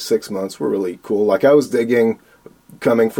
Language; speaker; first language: English; native; English